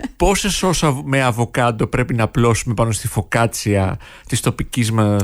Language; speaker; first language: Greek; native; Greek